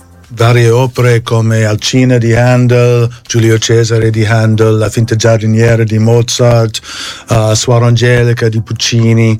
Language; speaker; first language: Italian; non-native, fluent; English